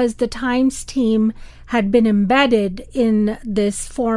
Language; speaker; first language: English; non-native, local second language; Urdu